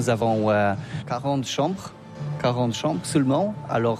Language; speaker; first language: French; non-native, learner; Polish